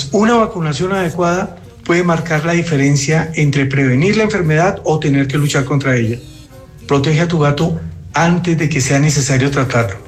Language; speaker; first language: Spanish; native; Spanish